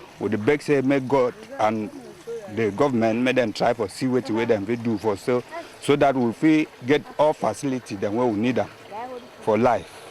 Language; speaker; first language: Nigerian Pidgin; native; Nigerian Pidgin